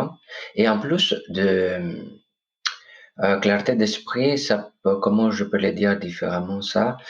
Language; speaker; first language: French; non-native, fluent; Greek